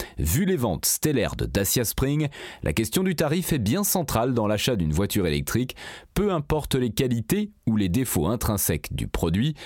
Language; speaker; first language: French; native; French